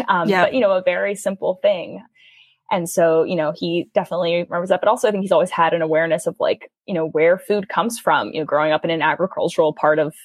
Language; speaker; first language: English; native; English